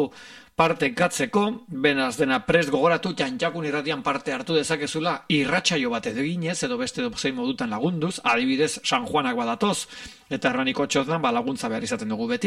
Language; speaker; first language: Basque; native; Basque